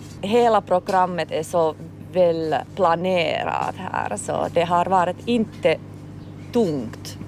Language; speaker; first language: Swedish; non-native, local second language; Finnish